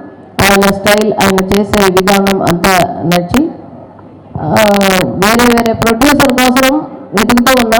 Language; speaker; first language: Telugu; native; Telugu